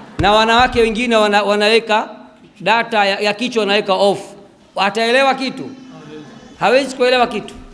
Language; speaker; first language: Swahili; native; Swahili